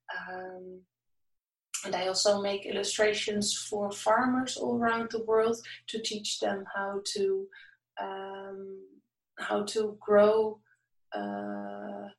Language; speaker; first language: English; non-native, fluent; Dutch